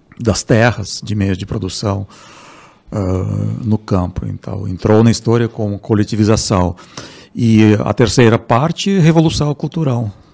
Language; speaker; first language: Portuguese; non-native, fluent; Russian